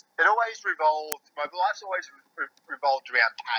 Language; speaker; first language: English; native; English